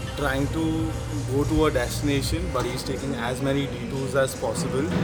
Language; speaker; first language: English; non-native, local second language; Marathi